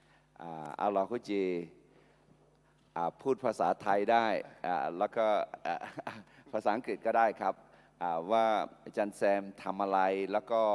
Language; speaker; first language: Thai; non-native, local second language; Akha